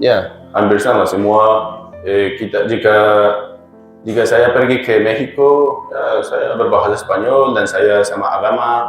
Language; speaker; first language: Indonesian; non-native, learner; Spanish